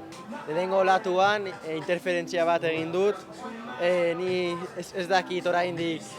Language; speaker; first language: Basque; non-native, local second language; Spanish